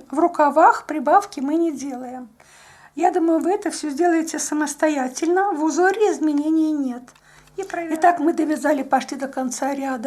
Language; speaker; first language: Russian; native; Russian